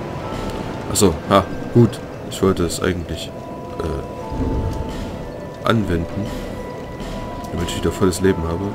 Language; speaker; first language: German; native; German